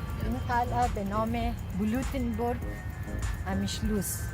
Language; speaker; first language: Persian; native; Persian